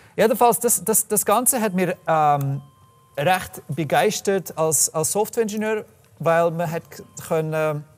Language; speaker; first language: German; non-native, fluent; English